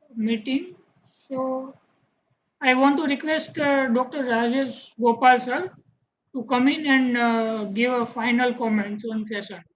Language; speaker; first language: English; non-native, local second language; Gujarati